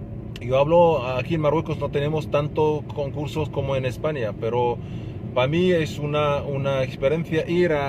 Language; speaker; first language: Spanish; non-native, fluent; Arabic